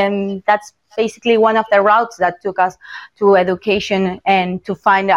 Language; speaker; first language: English; non-native, fluent; Spanish